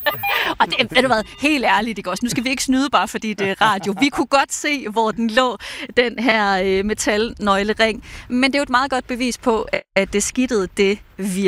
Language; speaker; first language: Danish; native; Danish